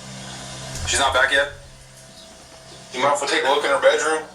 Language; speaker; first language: English; native; English